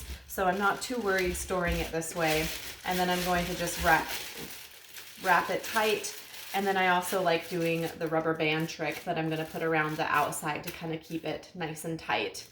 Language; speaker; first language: English; native; English